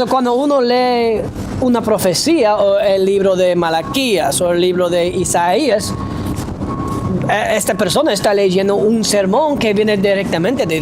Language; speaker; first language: Spanish; non-native, fluent; English